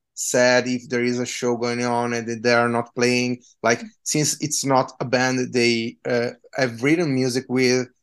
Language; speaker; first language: English; non-native, fluent; Italian